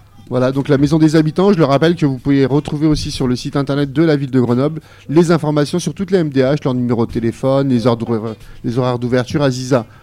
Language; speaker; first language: French; native; French